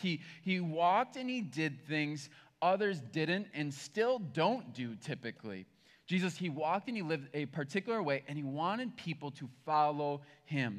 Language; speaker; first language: English; native; English